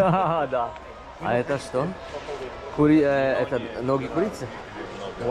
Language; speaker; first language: Russian; non-native, learner; Polish